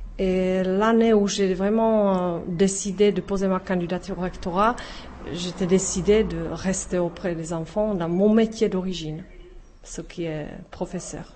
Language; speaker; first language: French; non-native, fluent; Czech